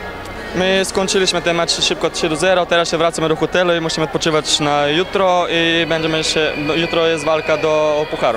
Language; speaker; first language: Polish; non-native, learner; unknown